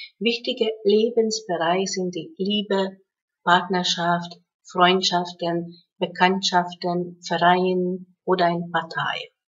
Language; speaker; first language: German; non-native, fluent; Hungarian